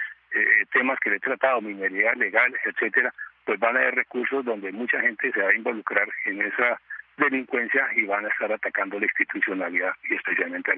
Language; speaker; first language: Spanish; native; Spanish